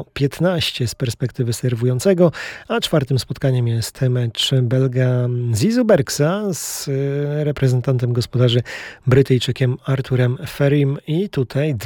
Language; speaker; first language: Polish; native; Polish